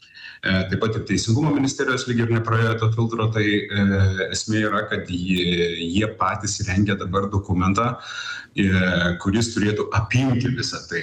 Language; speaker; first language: Lithuanian; native; Lithuanian